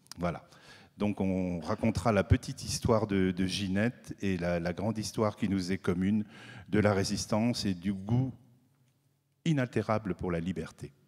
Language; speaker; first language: French; native; French